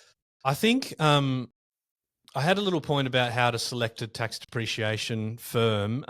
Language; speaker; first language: English; native; English